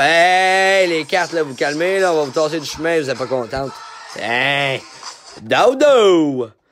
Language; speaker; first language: French; native; French